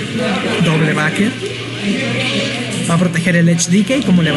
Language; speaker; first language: Spanish; native; Spanish